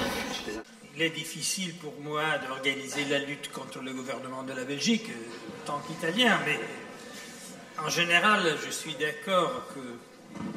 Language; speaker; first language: French; non-native, fluent; Italian